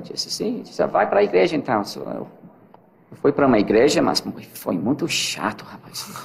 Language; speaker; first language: Portuguese; non-native, learner; English